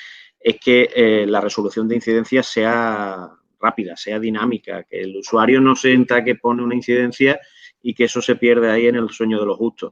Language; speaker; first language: Spanish; native; Spanish